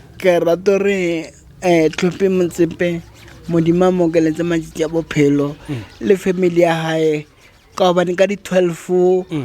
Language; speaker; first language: Northern Sotho; non-native, local second language; Tswana